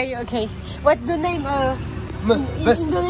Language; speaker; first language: English; non-native, learner; French